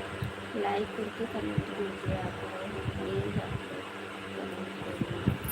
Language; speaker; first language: Hindi; non-native, local second language; Marathi